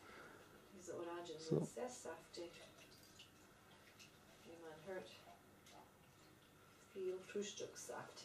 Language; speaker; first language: German; non-native, fluent; English